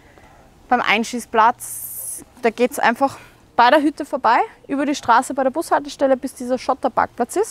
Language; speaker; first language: German; native; German